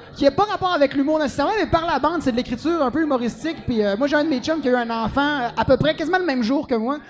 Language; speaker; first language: French; native; French